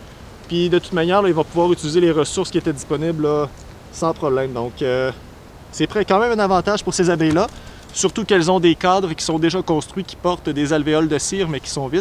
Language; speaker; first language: French; native; French